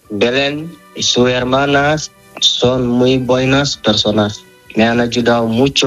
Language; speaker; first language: Spanish; non-native, learner; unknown